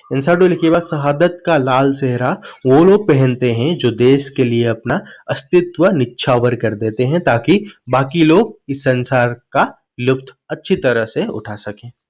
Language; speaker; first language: Hindi; non-native, local second language; Assamese